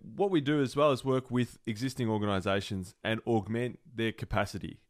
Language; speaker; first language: English; native; English